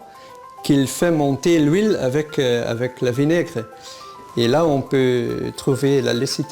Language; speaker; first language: French; non-native, local second language; Dutch